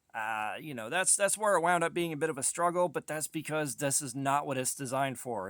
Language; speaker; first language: English; native; English